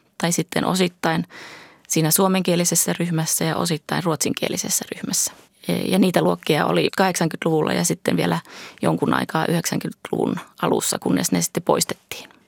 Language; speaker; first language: Finnish; early bilingual, heritage; Finnish